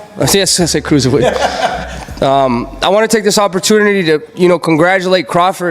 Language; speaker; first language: English; native; English